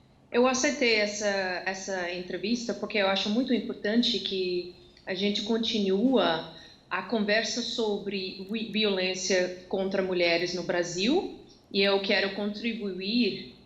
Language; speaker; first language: Portuguese; non-native, fluent; Dutch